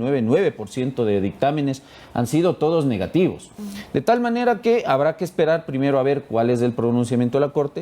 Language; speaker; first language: Spanish; native; Spanish